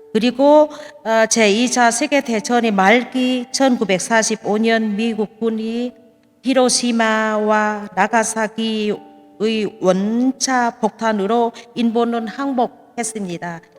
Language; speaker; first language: Korean; non-native, learner; Vietnamese